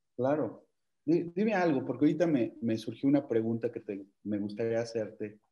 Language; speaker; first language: Spanish; native; Spanish